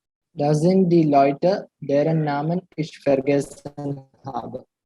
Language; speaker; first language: German; non-native, learner; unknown